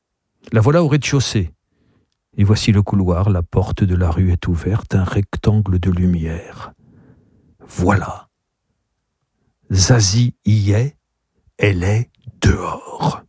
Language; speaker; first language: French; native; French